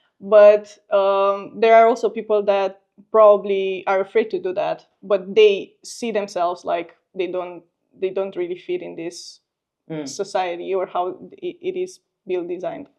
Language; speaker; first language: English; non-native, fluent; Romanian